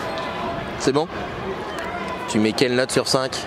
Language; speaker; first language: French; native; French